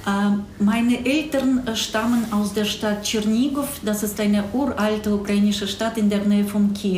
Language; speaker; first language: German; non-native, fluent; Russian